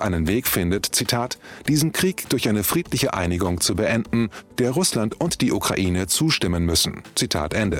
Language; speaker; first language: German; native; German